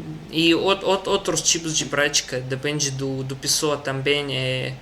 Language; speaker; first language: Portuguese; non-native, learner; Russian